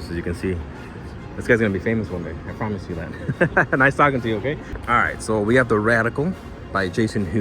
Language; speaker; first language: English; native; English